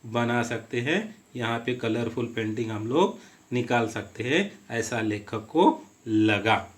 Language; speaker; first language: Hindi; non-native, local second language; Marathi